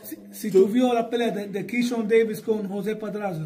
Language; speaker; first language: Spanish; non-native, fluent; English